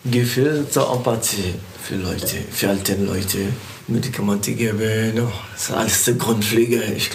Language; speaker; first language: German; non-native, learner; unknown